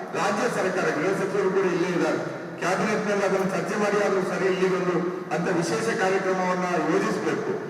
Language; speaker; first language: Kannada; non-native, local second language; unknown